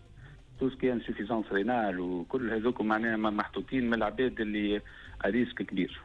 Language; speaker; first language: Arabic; native; Arabic